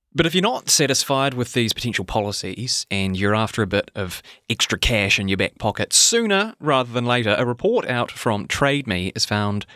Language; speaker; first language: English; native; English